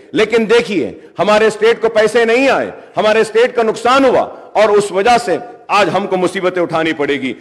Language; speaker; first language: Urdu; native; Urdu